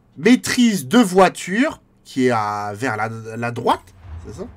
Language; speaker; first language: French; native; French